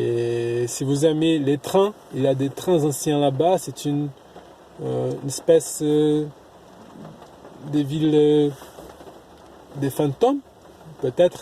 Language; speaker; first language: French; non-native, fluent; Portuguese